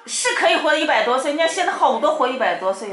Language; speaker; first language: Chinese; native; Chinese